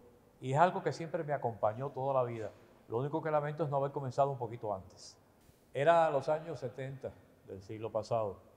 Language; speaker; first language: Spanish; native; Spanish